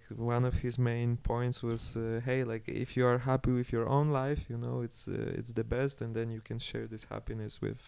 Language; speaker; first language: English; non-native, fluent; Polish